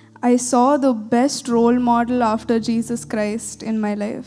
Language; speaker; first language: English; early bilingual, other home language; Tamil